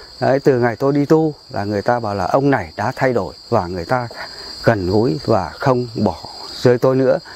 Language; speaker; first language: Vietnamese; non-native, local second language; Tày